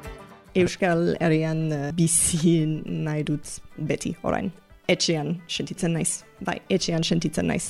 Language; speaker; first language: Basque; non-native, learner; English